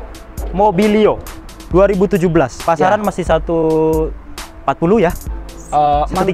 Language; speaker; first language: Indonesian; native; Indonesian